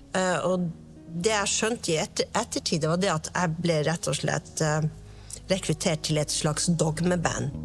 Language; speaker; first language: Norwegian; native; Norwegian